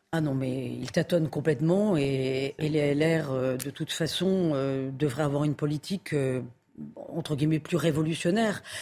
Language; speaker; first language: French; native; French